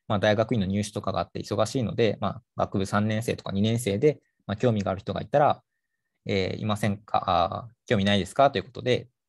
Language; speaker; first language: Japanese; native; Japanese